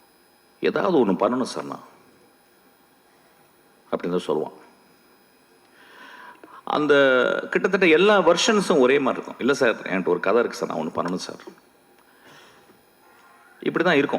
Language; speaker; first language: Tamil; native; Tamil